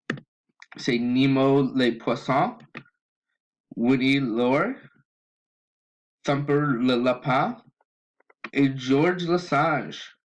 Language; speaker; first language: French; non-native, learner; English